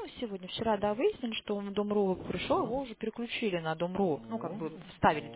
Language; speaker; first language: Russian; native; Russian